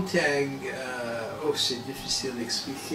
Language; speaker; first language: French; non-native, learner; English